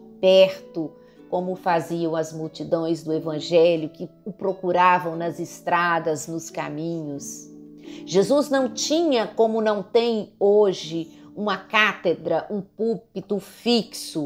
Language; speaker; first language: Portuguese; native; Portuguese